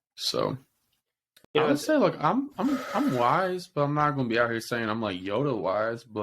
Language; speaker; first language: English; native; English